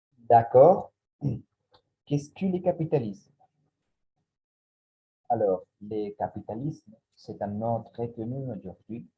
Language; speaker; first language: French; non-native, learner; Spanish